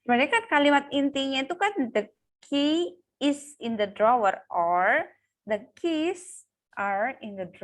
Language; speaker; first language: English; non-native, local second language; Indonesian